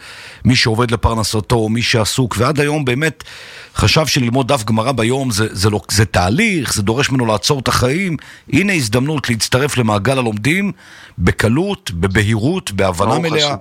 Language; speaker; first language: Hebrew; native; Hebrew